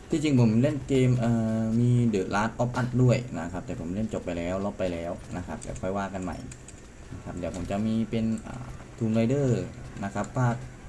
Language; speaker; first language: Thai; native; Thai